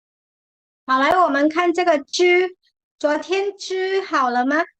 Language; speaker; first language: Chinese; non-native, fluent; Indonesian